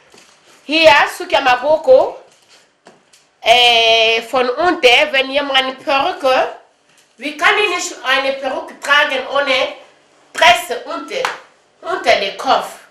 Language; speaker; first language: German; non-native, learner; Lingala